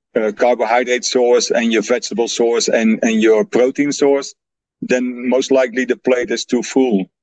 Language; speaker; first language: English; non-native, fluent; Dutch